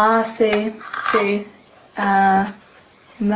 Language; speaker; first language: Spanish; non-native, learner; English